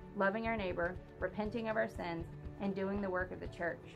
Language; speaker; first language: English; native; English